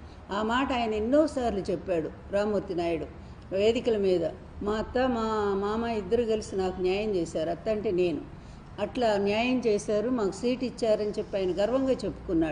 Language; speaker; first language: Telugu; native; Telugu